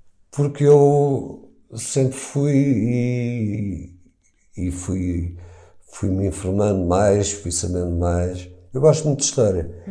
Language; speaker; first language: Portuguese; native; Portuguese